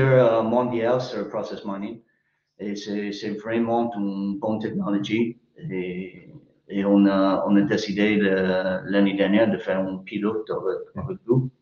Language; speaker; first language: French; non-native, fluent; English